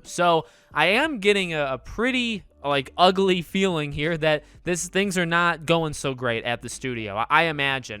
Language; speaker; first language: English; native; English